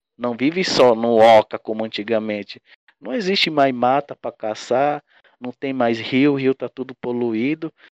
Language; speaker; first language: Portuguese; non-native, local second language; Guarani